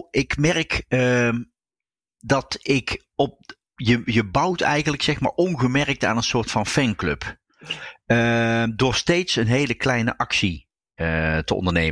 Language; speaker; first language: Dutch; native; Dutch